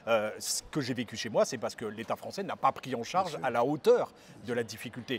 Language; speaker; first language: French; native; French